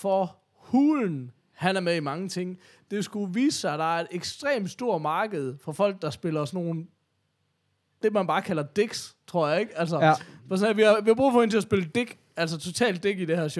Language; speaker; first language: Danish; native; Danish